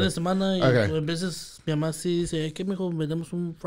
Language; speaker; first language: Spanish; native; Spanish